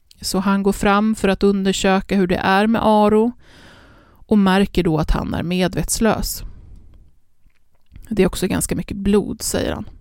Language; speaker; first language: Swedish; native; Swedish